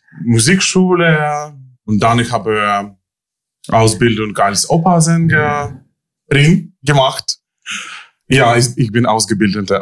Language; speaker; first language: German; non-native, learner; Ukrainian